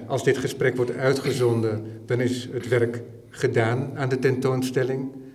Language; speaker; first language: Dutch; native; Dutch